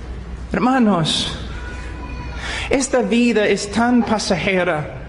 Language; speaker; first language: Spanish; non-native, fluent; English